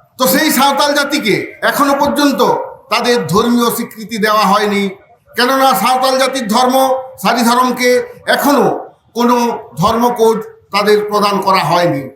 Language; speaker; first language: Bangla; non-native, local second language; Santali